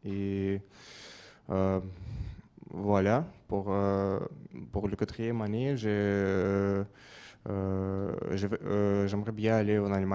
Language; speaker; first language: French; non-native, fluent; Russian